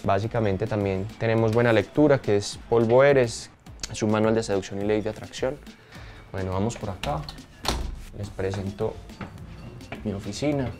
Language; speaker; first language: Spanish; native; Spanish